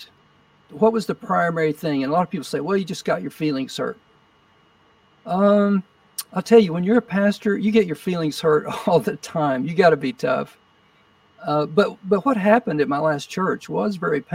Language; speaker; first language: English; native; English